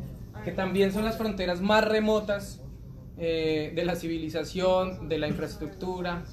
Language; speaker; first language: Spanish; native; Spanish